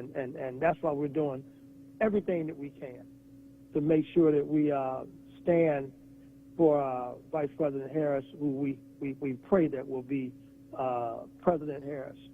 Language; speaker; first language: English; native; English